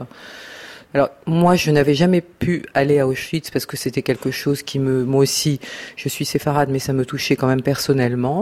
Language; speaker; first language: French; native; French